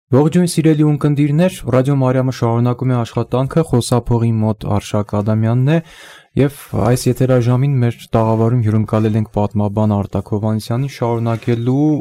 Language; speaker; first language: Armenian; native; Armenian